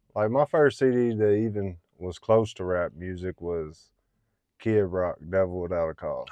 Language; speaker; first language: English; native; English